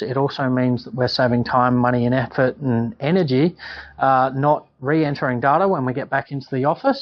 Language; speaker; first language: English; native; English